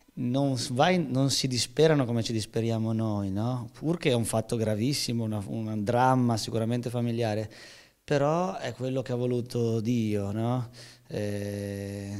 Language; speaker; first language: Italian; native; Italian